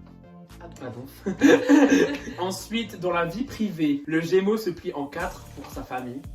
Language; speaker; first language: French; native; French